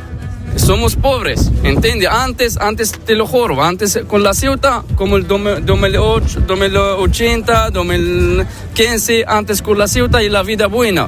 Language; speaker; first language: Spanish; non-native, learner; Arabic